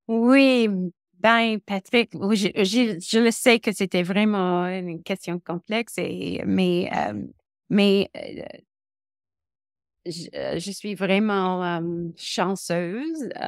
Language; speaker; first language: French; non-native, local second language; English